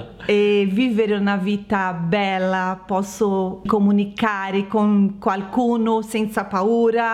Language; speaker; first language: Italian; non-native, learner; Portuguese